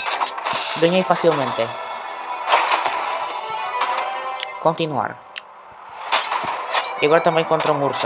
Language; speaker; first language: Portuguese; non-native, learner; Spanish